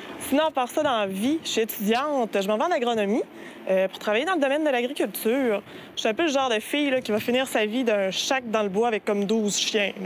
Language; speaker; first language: French; native; French